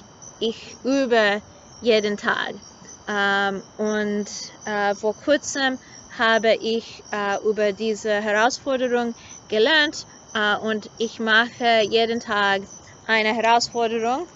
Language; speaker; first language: German; non-native, learner; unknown